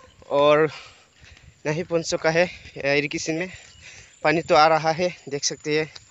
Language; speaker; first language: Hindi; non-native, local second language; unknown